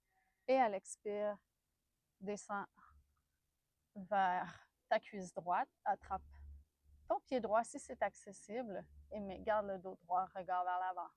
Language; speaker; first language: French; native; French